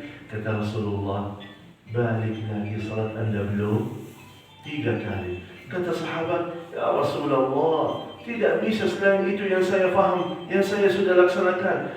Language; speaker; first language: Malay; non-native, fluent; Arabic